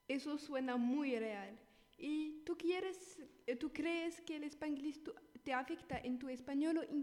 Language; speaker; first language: Spanish; non-native, learner; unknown